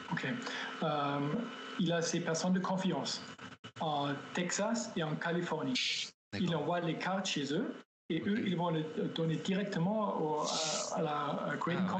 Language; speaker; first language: French; non-native, fluent; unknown